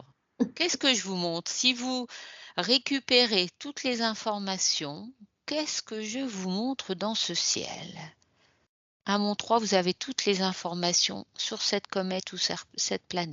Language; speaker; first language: French; native; French